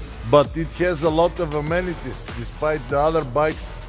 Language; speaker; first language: English; non-native, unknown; Bulgarian